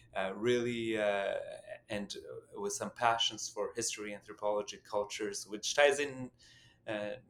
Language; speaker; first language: English; non-native, fluent; Albanian